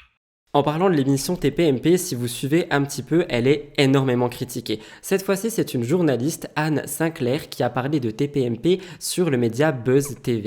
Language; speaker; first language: French; native; French